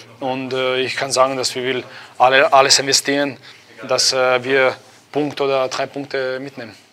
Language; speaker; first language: German; non-native, learner; Croatian